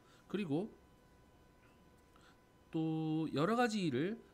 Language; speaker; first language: Korean; native; Korean